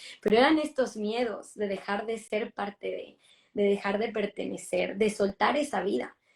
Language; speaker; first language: Spanish; native; Spanish